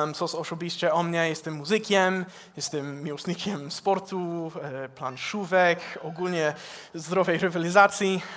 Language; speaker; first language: Polish; non-native, fluent; English